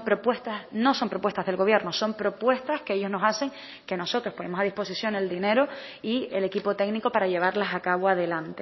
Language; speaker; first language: Spanish; native; Spanish